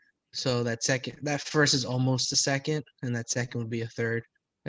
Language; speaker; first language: English; native; English